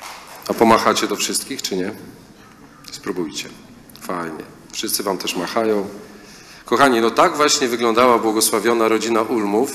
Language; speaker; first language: Polish; native; Polish